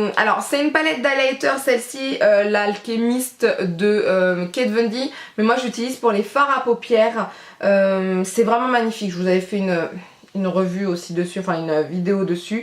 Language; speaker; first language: French; native; French